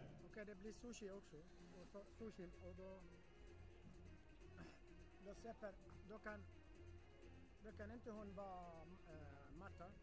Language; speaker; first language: Swedish; non-native, fluent; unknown